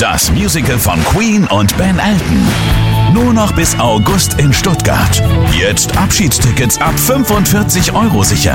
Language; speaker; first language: German; native; German